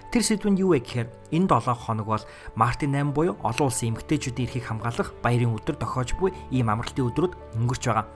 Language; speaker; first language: Mongolian; native; Mongolian